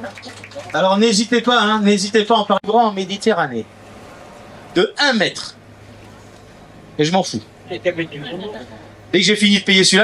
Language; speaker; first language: French; native; French